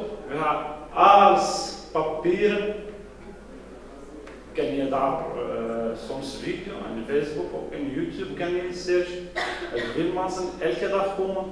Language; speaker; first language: Dutch; non-native, learner; Arabic